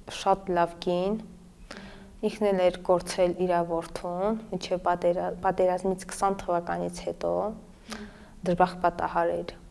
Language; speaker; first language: Armenian; native; Armenian